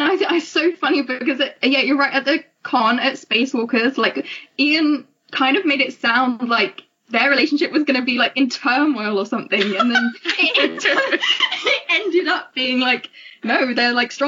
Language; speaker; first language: English; native; English